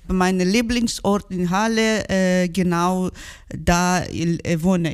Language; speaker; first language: German; non-native, learner; Ukrainian